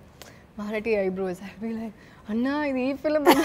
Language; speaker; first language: Telugu; non-native, fluent; Malayalam